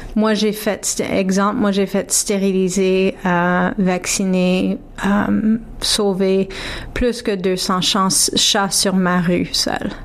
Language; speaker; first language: French; native; French